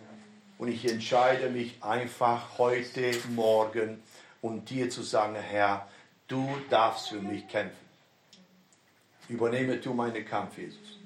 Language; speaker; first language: German; non-native, fluent; Romanian